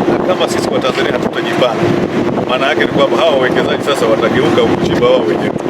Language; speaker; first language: Swahili; native; Swahili